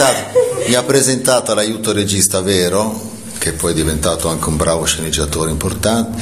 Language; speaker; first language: Italian; native; Italian